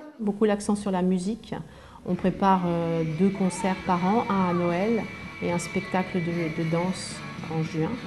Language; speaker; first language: French; native; French